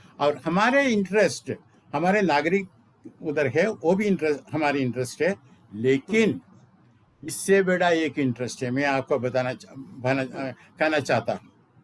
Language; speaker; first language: Hindi; non-native, local second language; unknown